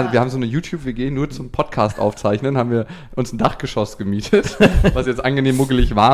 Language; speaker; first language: German; native; German